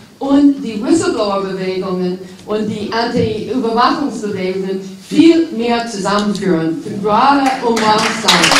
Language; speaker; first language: German; non-native, fluent; English